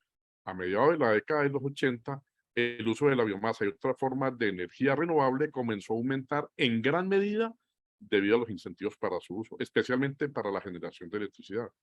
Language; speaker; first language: Spanish; native; Spanish